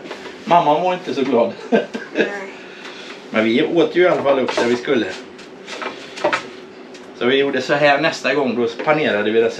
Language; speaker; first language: Swedish; native; Swedish